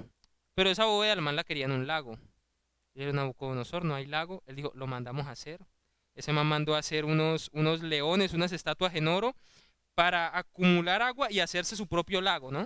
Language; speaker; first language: Spanish; native; Spanish